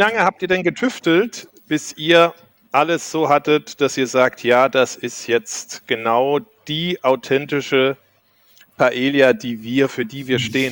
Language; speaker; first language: German; native; German